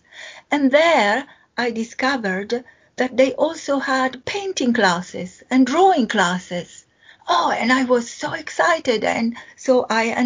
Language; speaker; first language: English; non-native, fluent; Italian